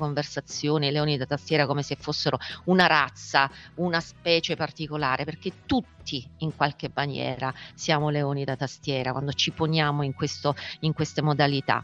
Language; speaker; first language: Italian; native; Italian